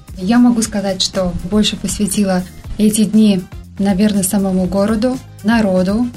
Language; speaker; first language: Russian; non-native, local second language; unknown